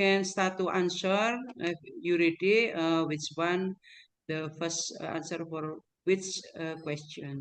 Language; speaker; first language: English; non-native, learner; Indonesian